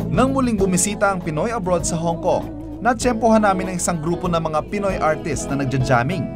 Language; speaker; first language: Filipino; native; Filipino